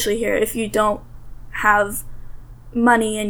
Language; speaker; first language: English; early bilingual, other home language; Russian